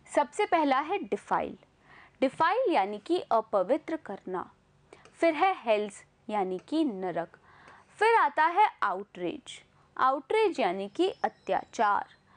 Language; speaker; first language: Hindi; native; Hindi